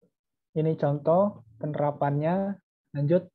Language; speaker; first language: Indonesian; native; Indonesian